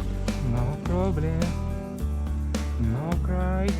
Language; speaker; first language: English; non-native, learner; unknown